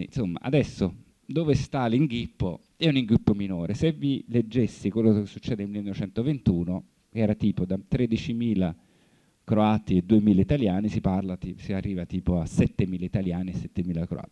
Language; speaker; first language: Italian; native; Italian